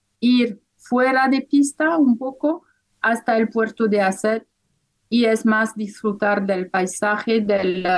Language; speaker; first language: Spanish; non-native, fluent; French